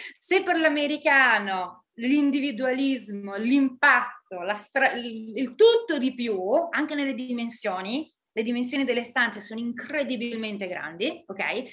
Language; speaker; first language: Italian; native; Italian